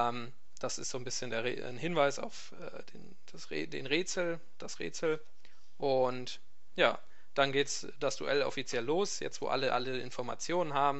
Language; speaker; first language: German; native; German